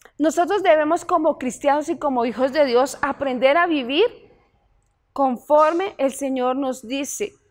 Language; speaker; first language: Spanish; native; Spanish